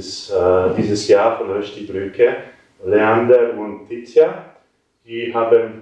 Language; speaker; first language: German; non-native, learner; French